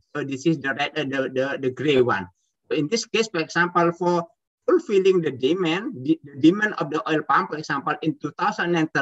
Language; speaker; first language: English; non-native, fluent; Indonesian